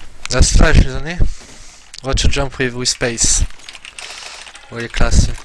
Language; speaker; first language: French; native; French